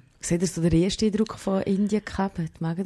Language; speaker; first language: German; native; German